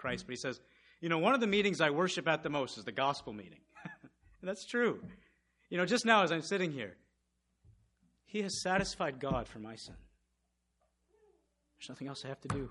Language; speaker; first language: English; native; English